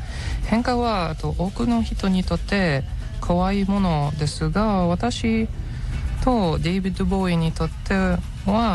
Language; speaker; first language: Japanese; non-native, learner; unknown